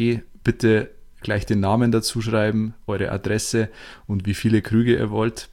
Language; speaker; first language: German; native; German